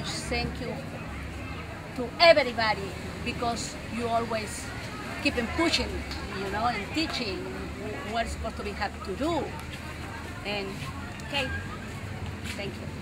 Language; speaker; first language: English; non-native, learner; Spanish